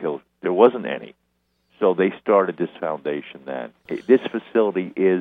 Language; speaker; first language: English; native; English